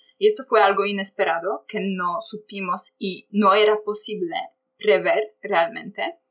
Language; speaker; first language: Spanish; non-native, fluent; Polish